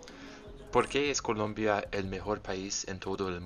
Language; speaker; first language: Spanish; non-native, learner; English